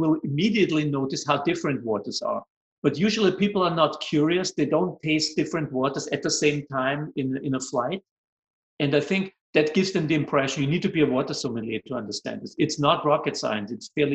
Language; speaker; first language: English; non-native, fluent; German